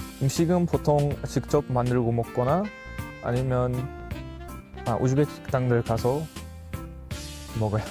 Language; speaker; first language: Korean; non-native, fluent; Uzbek